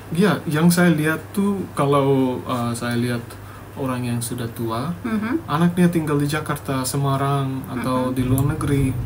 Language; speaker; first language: Indonesian; non-native, fluent; Bangla